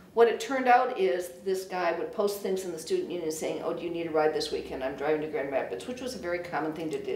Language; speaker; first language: English; native; English